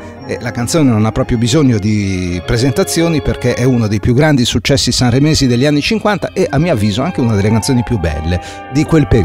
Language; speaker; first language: Italian; native; Italian